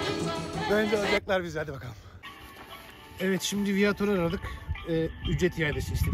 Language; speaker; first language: Turkish; native; Turkish